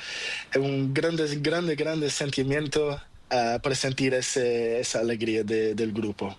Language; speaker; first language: Spanish; non-native, learner; Portuguese